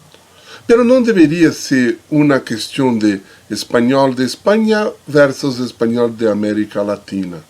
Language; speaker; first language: Spanish; non-native, fluent; Portuguese